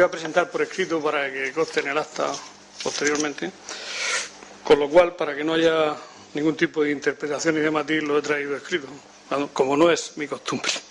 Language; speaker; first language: Spanish; native; Spanish